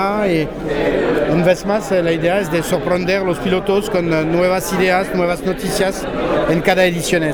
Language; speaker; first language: Spanish; non-native, fluent; French